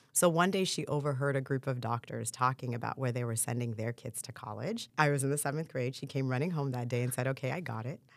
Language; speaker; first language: English; early bilingual, other home language; Haitian Creole